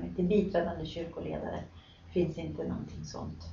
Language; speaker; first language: Swedish; native; Swedish